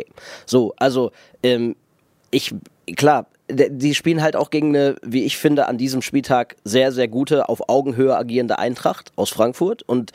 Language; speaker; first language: German; native; German